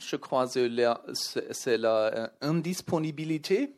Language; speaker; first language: French; non-native, learner; German